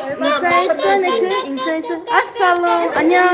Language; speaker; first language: Korean; non-native, learner; Tajik